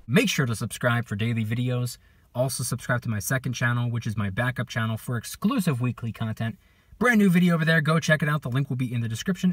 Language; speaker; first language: English; native; English